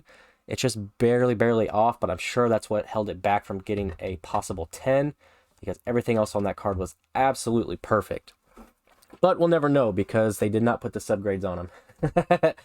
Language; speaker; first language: English; native; English